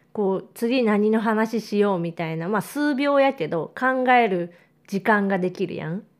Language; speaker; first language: Japanese; native; Japanese